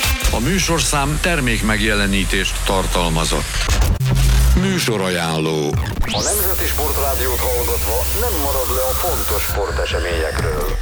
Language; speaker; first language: Hungarian; native; Hungarian